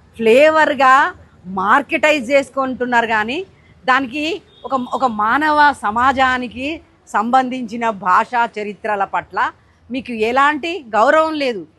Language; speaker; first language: Telugu; native; Telugu